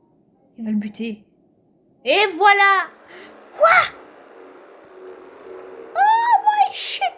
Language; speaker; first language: French; native; French